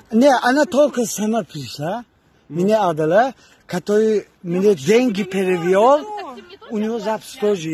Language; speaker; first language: Russian; non-native, learner; Tajik